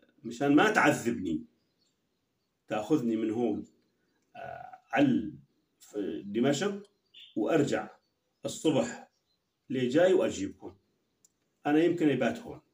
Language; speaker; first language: Arabic; native; Arabic